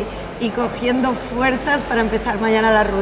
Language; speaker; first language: Spanish; native; Spanish